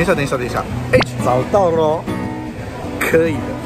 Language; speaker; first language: Chinese; non-native, fluent; Japanese